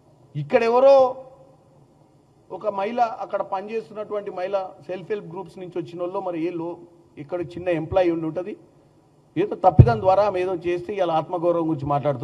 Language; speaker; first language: Telugu; native; Telugu